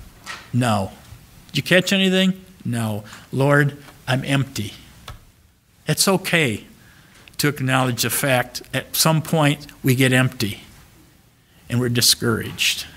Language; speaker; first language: English; native; English